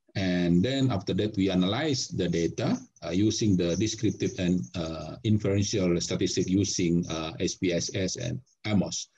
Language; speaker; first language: English; non-native, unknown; Indonesian